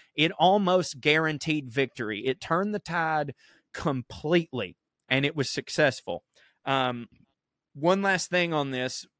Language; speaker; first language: English; native; English